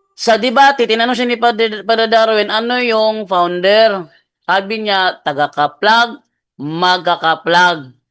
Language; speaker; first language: Filipino; non-native, local second language; Cebuano